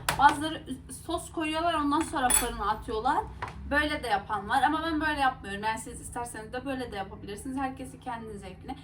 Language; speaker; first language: Turkish; non-native, local second language; Arabic